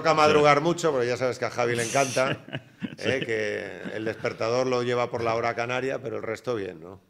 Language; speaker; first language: Spanish; native; Spanish